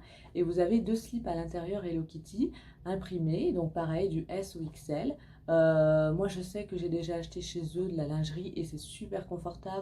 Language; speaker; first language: French; native; French